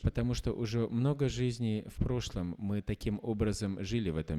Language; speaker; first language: Russian; native; Russian